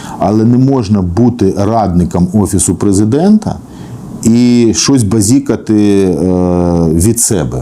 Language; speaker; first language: Ukrainian; non-native, local second language; Russian